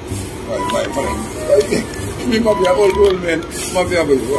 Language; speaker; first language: English; non-native, learner; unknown